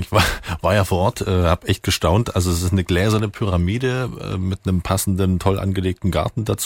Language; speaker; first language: German; native; German